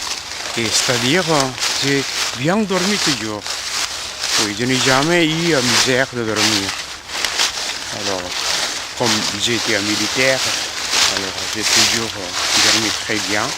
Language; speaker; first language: French; non-native, fluent; Korean